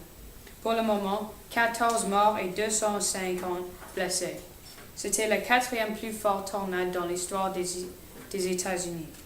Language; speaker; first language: French; non-native, learner; English